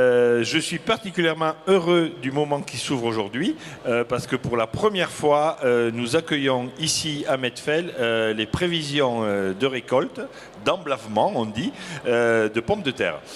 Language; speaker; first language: French; native; French